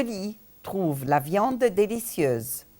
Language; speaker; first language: French; non-native, fluent; Arabic